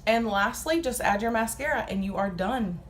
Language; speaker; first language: English; native; English